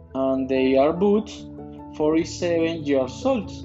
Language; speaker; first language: English; non-native, learner; Spanish